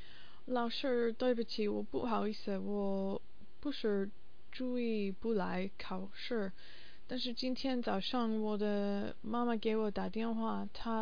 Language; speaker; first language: Chinese; non-native, learner; English